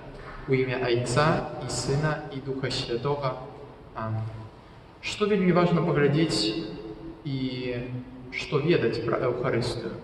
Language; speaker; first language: Belarusian; non-native, local second language; Russian